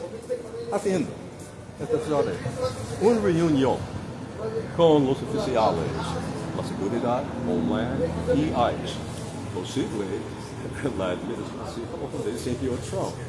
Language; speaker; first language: Spanish; non-native, learner; English